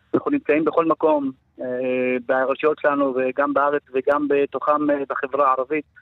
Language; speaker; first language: Hebrew; non-native, local second language; Arabic